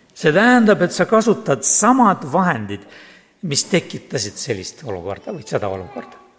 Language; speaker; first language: Estonian; non-native, local second language; Russian